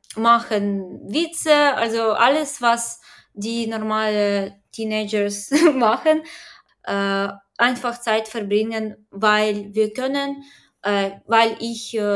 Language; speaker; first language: German; non-native, learner; Ukrainian